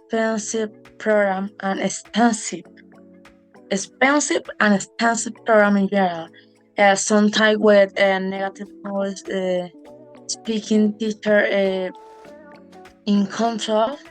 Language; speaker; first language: English; non-native, learner; Spanish